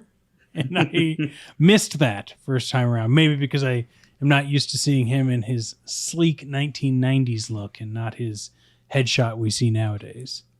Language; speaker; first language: English; native; English